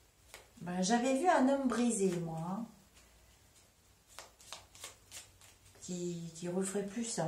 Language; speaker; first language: French; native; French